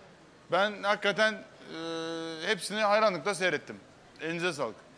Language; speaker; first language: Turkish; native; Turkish